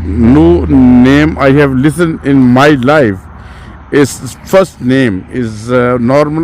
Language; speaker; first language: English; non-native, learner; Urdu